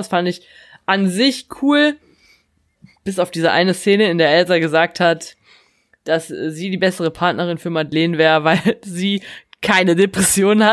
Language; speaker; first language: German; native; German